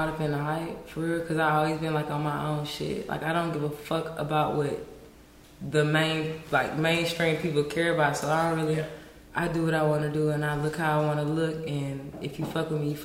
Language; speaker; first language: English; native; English